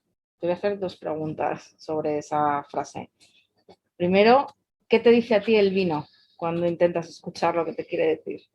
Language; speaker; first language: Spanish; native; Spanish